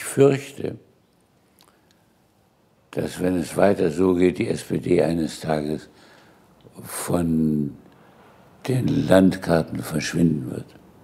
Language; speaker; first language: German; native; German